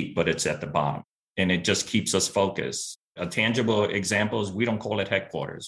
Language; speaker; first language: English; early bilingual, other home language; Spanish